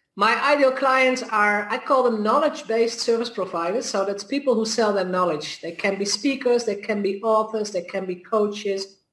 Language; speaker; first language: English; non-native, fluent; Dutch